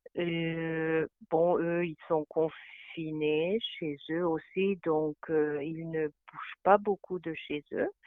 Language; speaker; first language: French; non-native, fluent; Hungarian